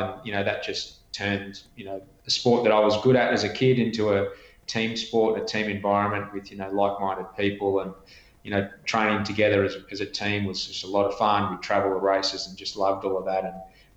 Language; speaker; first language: English; native; English